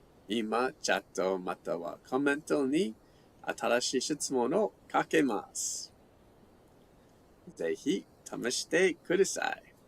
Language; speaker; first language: Japanese; non-native, learner; English